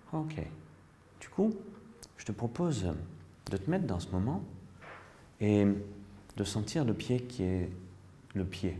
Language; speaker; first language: French; native; French